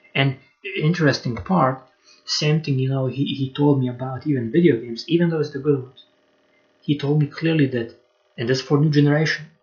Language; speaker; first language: English; non-native, fluent; Lithuanian